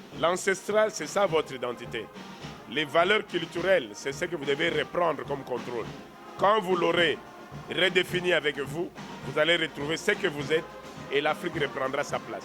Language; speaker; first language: French; non-native, local second language; Kongo